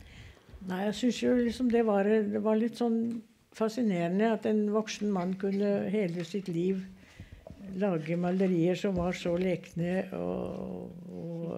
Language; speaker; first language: Norwegian; native; Norwegian